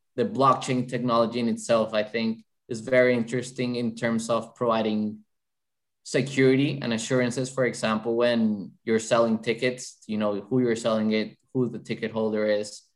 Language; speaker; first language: English; non-native, fluent; Spanish